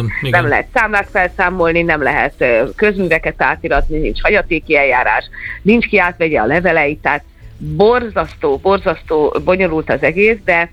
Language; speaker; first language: Hungarian; native; Hungarian